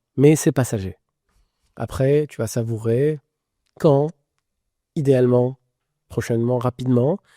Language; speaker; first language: French; non-native, local second language; Arabic